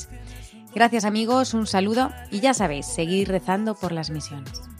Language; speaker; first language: Spanish; native; Spanish